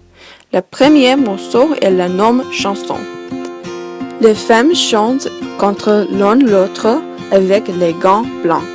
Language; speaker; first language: French; non-native, learner; English